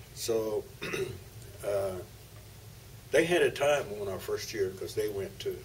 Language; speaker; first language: English; early bilingual, other home language; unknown